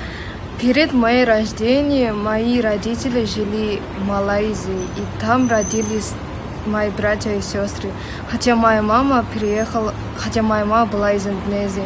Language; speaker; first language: Russian; non-native, local second language; English